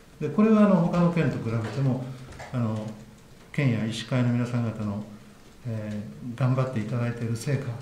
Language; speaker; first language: Japanese; native; Japanese